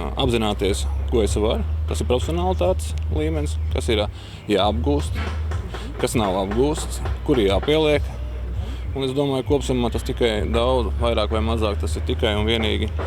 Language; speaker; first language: Latvian; native; Latvian